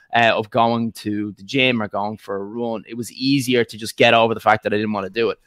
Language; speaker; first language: English; native; English